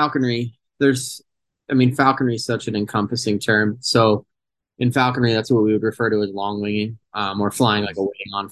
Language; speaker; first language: English; native; English